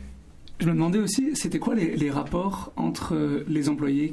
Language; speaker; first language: French; native; French